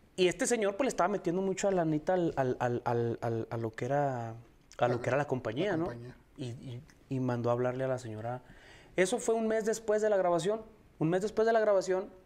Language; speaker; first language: Spanish; native; Spanish